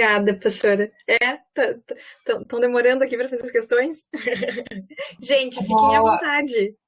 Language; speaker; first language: Portuguese; native; Portuguese